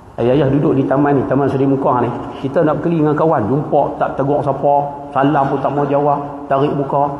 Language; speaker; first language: Malay; native; Malay